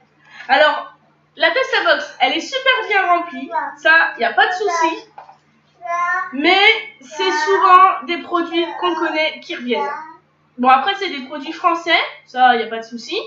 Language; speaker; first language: French; native; French